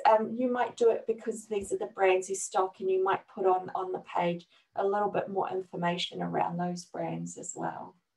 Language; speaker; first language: English; native; English